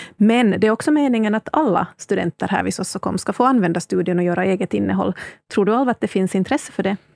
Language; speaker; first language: Swedish; native; Swedish